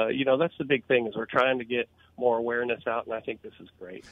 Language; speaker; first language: English; native; English